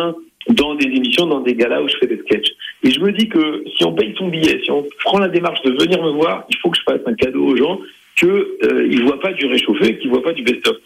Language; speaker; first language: French; native; French